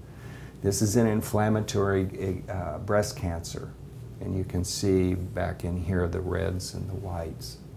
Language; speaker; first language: English; native; English